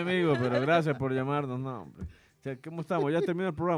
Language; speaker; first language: Spanish; native; Spanish